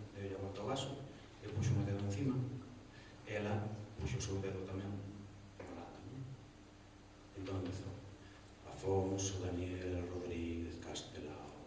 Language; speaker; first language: Galician; non-native, local second language; Spanish